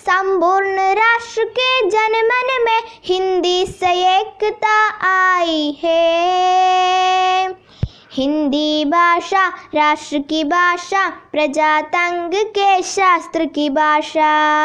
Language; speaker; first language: Hindi; non-native, local second language; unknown